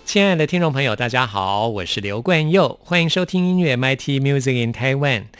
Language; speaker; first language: Chinese; native; Chinese